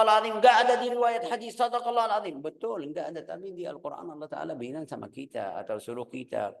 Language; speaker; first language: Indonesian; non-native, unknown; Arabic